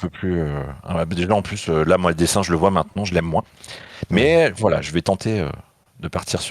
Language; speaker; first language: French; native; French